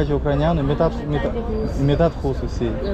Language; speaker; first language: Portuguese; non-native, learner; Russian